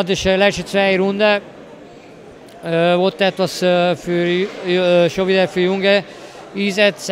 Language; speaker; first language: German; non-native, learner; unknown